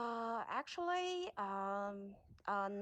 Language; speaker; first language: English; non-native, learner; Chinese